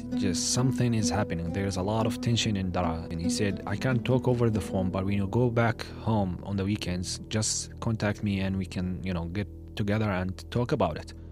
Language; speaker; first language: English; non-native, fluent; Arabic